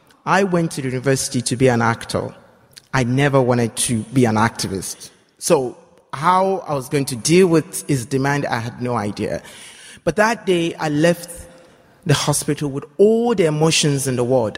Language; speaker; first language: English; non-native, local second language; Yoruba